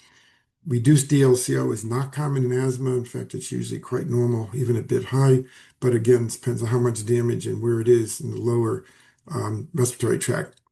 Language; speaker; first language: English; native; English